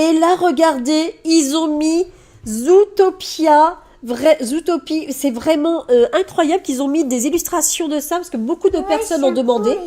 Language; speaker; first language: French; native; French